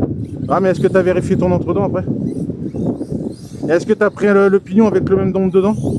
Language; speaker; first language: French; native; French